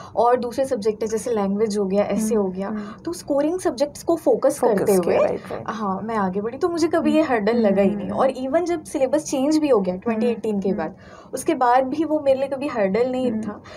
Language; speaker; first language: Hindi; native; Hindi